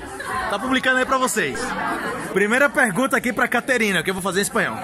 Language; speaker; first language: Portuguese; native; Portuguese